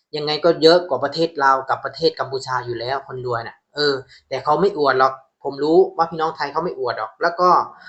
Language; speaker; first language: Thai; native; Thai